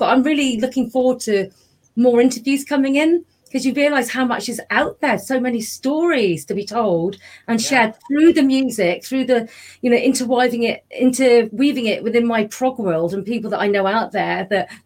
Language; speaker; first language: English; native; English